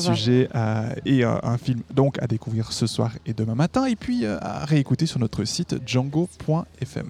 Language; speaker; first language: French; native; French